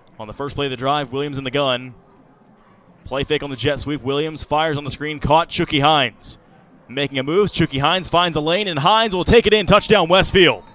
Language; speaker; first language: English; native; English